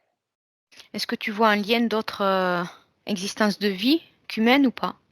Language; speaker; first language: French; native; French